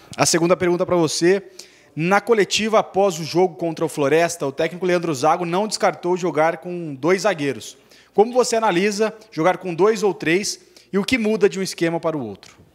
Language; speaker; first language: Portuguese; native; Portuguese